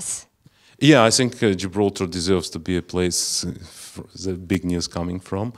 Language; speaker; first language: English; non-native, fluent; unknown